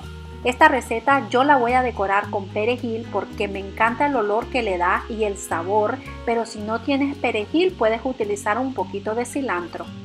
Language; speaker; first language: Spanish; native; Spanish